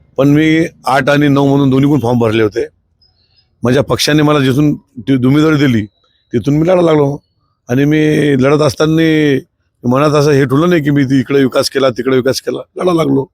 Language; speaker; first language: Marathi; native; Marathi